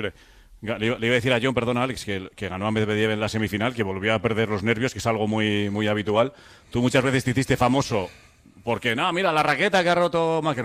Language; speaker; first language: Spanish; native; Spanish